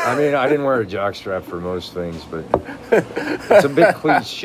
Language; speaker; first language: English; native; English